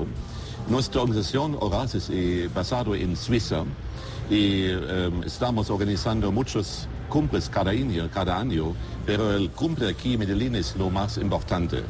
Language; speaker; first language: Spanish; non-native, learner; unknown